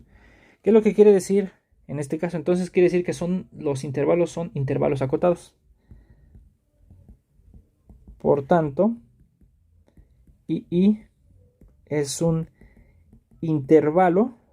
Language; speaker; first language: Spanish; native; Spanish